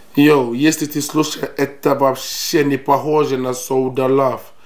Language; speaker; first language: Russian; non-native, learner; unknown